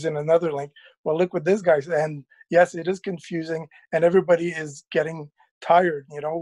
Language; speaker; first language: English; native; English